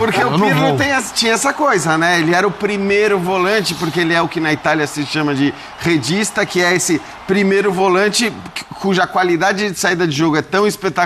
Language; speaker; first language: Portuguese; native; Portuguese